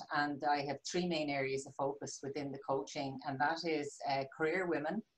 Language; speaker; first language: English; native; English